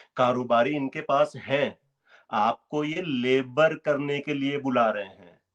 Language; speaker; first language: Hindi; native; Hindi